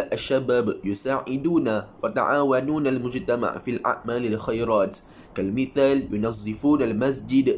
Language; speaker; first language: Arabic; non-native, learner; Malay